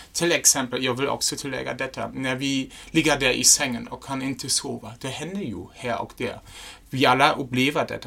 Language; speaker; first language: Swedish; non-native, fluent; German